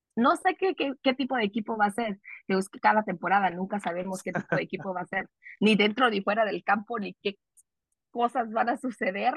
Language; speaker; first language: Spanish; early bilingual, heritage; Spanish